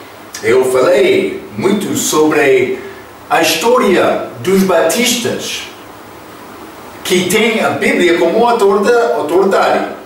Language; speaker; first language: Portuguese; non-native, fluent; English